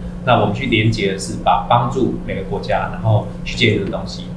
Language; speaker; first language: Chinese; native; Chinese